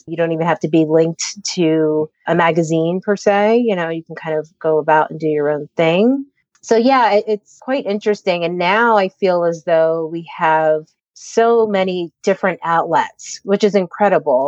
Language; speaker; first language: English; native; English